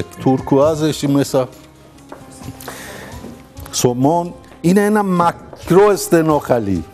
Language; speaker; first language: Greek; non-native, learner; Persian